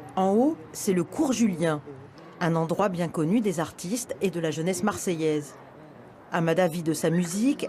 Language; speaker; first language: French; native; French